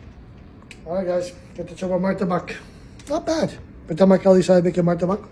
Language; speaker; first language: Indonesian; non-native, learner; English